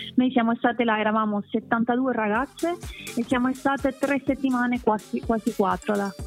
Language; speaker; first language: Italian; early bilingual, other home language; Spanish